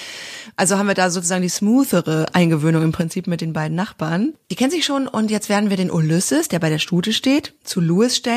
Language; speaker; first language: German; native; German